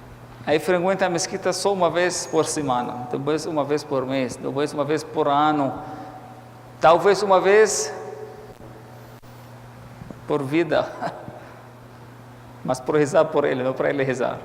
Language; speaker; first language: Portuguese; non-native, fluent; Arabic